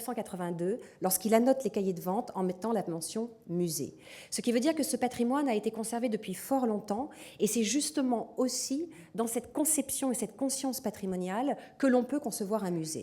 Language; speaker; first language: French; native; French